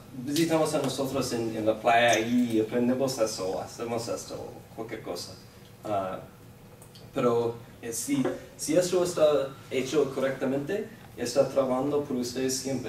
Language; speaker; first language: Spanish; non-native, fluent; English